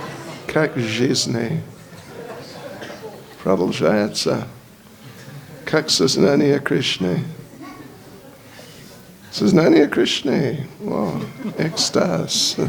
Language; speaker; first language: Russian; non-native, learner; English